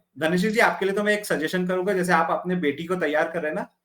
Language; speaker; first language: Hindi; native; Hindi